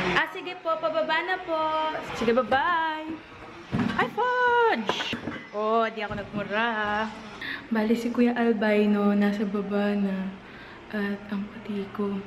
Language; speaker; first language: Filipino; native; Filipino